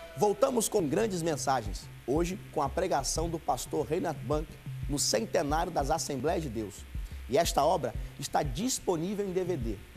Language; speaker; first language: Portuguese; native; Portuguese